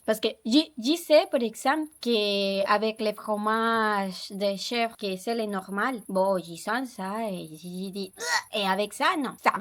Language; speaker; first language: French; non-native, learner; Spanish